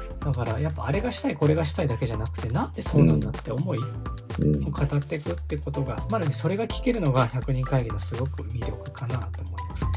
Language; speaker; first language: Japanese; native; Japanese